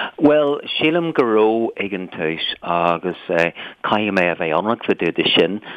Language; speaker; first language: Irish; non-native, local second language; English